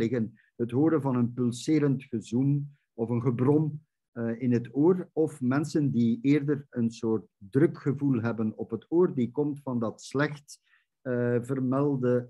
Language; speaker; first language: Dutch; native; Dutch